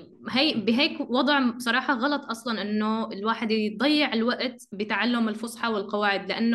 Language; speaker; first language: Arabic; native; Arabic